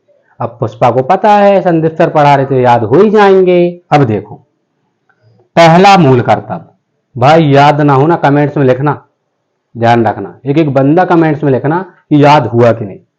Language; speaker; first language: Hindi; native; Hindi